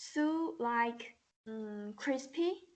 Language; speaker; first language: English; non-native, learner; Chinese